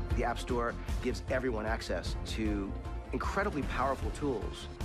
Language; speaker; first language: English; native; English